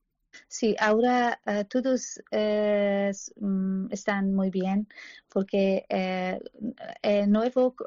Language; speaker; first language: Spanish; non-native, learner; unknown